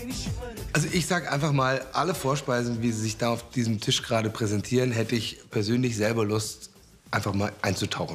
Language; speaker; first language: German; native; German